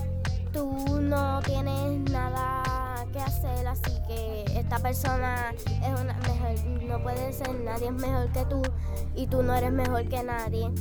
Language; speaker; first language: Spanish; early bilingual, other home language; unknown